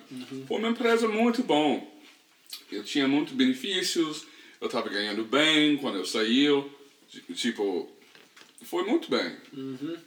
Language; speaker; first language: Portuguese; non-native, learner; English